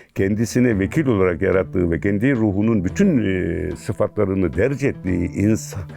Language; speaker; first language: Turkish; native; Turkish